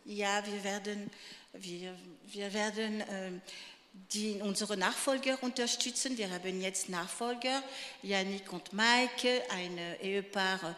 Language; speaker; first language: German; non-native, fluent; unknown